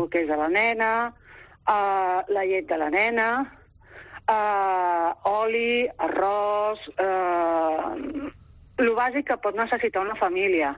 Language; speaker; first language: Catalan; non-native, local second language; Spanish